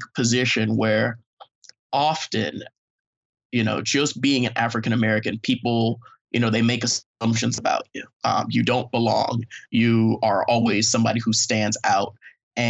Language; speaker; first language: English; native; English